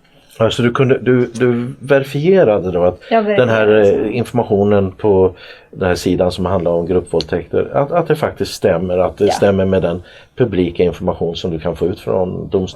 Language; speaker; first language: Swedish; native; Swedish